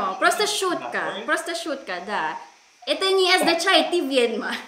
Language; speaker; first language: Russian; non-native, learner; Filipino